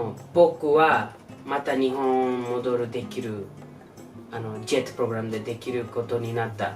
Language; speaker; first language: Japanese; non-native, learner; English